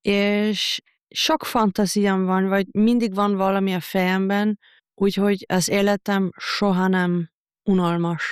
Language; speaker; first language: Hungarian; non-native, fluent; German